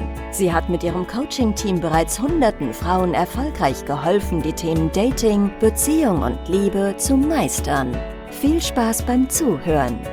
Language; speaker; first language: German; native; German